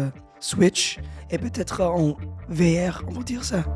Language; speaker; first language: French; non-native, learner; English